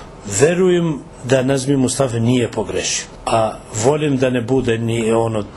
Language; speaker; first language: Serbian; non-native, local second language; Albanian